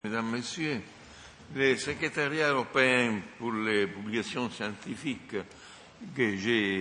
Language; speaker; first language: French; non-native, fluent; Italian